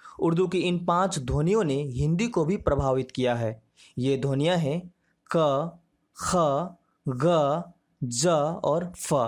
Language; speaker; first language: Hindi; native; Hindi